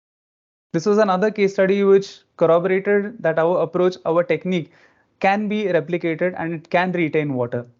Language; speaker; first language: English; non-native, local second language; Marathi